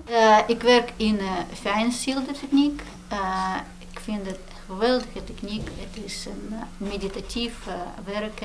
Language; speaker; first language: Dutch; non-native, fluent; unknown